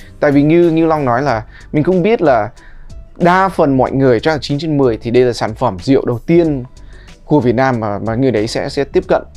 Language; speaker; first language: Vietnamese; early bilingual, heritage; Vietnamese